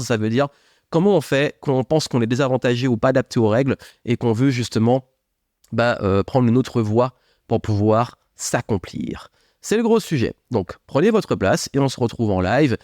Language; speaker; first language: French; native; French